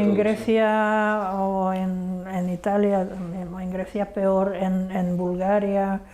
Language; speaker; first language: Spanish; non-native, fluent; Hungarian